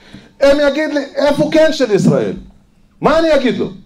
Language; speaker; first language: Hebrew; non-native, fluent; Arabic